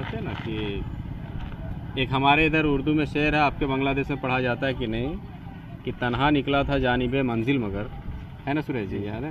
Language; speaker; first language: Hindi; native; Hindi